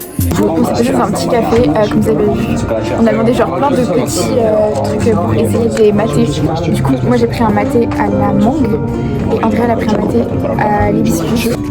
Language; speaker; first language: French; native; French